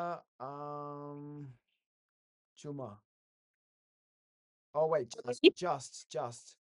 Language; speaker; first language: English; non-native, learner; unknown